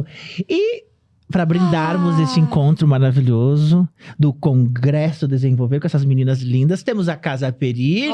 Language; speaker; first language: Portuguese; native; Portuguese